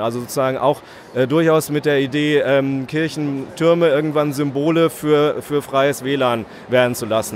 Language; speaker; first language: German; native; German